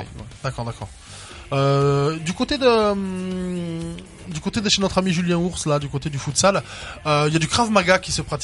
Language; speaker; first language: French; native; French